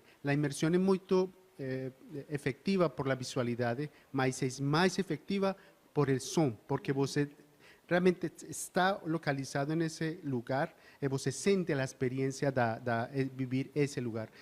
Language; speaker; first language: Portuguese; non-native, learner; Spanish